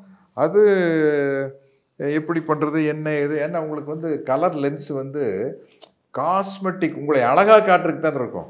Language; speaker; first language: Tamil; native; Tamil